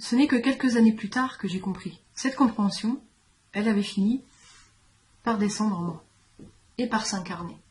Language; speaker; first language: French; native; French